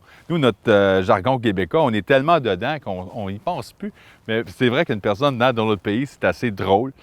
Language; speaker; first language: French; native; French